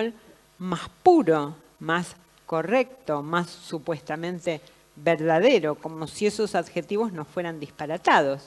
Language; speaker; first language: Spanish; native; Spanish